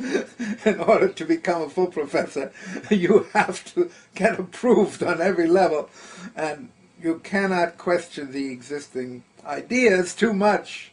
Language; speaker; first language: English; early bilingual, other home language; German